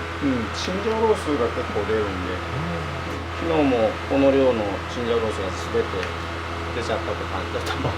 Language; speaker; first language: Japanese; native; Japanese